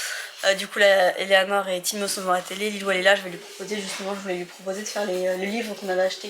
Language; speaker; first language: French; native; French